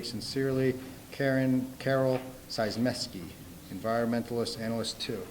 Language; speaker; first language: English; native; English